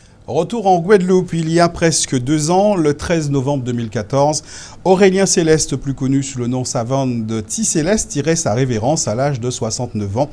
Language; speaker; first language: French; native; French